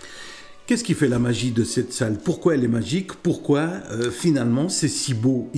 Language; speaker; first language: French; native; French